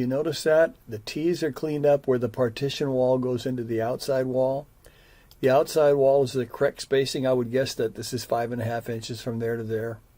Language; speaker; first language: English; native; English